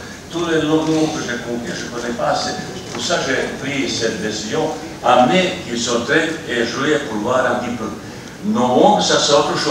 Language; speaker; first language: French; non-native, fluent; Bosnian